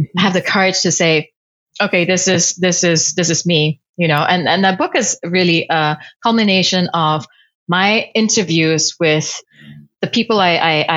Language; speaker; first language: English; non-native, local second language; Cantonese